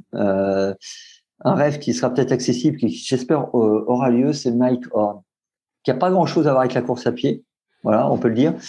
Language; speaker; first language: French; native; French